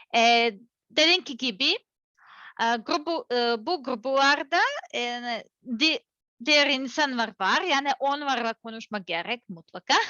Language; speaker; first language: Turkish; non-native, learner; Serbian